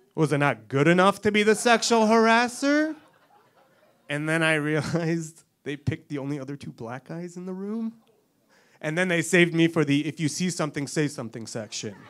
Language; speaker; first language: English; native; English